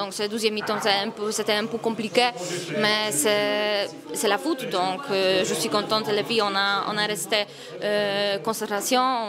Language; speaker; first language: French; non-native, learner; Polish